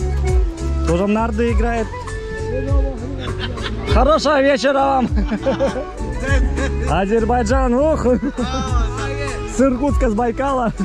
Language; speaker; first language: Russian; native; Russian